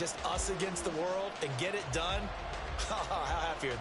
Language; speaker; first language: English; native; English